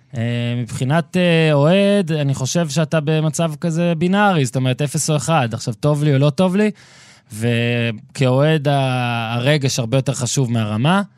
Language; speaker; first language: Hebrew; native; Hebrew